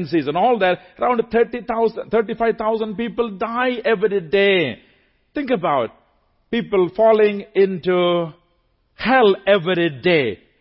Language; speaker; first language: English; non-native, local second language; Malayalam